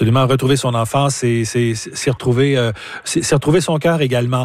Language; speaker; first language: French; native; French